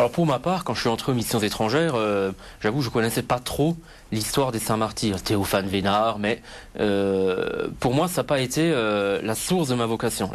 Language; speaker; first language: French; native; French